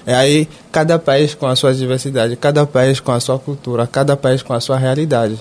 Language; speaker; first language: Portuguese; non-native, fluent; Fon